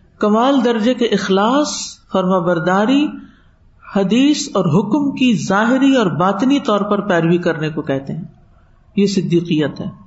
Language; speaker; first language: Urdu; native; Urdu